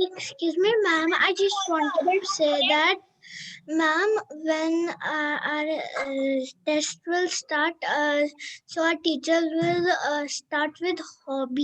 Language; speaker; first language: English; non-native, local second language; Hindi